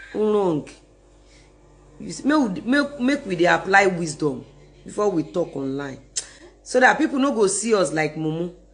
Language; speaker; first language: Nigerian Pidgin; non-native, local second language; Yoruba